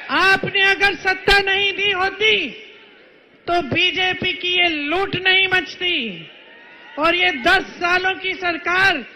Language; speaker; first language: Hindi; native; Hindi